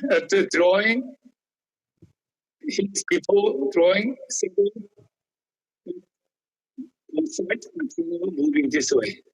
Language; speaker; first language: English; non-native, learner; Korean